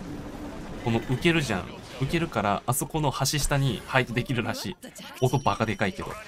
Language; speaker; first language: Japanese; native; Japanese